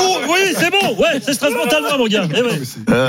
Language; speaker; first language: French; native; French